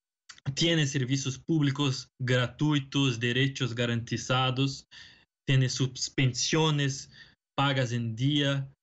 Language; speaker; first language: Spanish; non-native, fluent; Portuguese